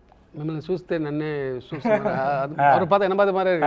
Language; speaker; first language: Telugu; non-native, local second language; Tamil